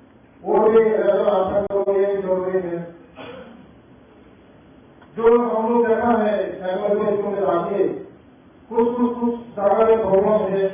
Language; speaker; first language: Hindi; non-native, local second language; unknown